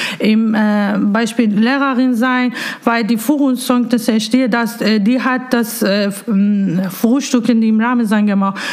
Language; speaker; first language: German; non-native, learner; Persian